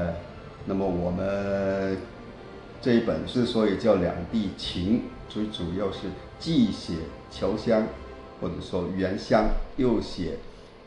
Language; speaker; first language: Chinese; non-native, local second language; Min Nan Chinese